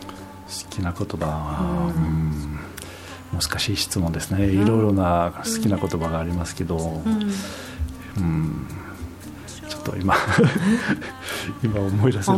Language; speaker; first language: Japanese; non-native, fluent; French